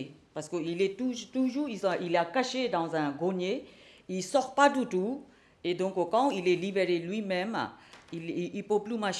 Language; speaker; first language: French; non-native, learner; Burmese